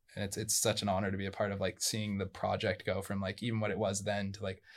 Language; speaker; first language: English; early bilingual, other home language; Spanish